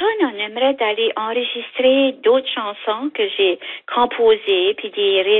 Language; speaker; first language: French; native; French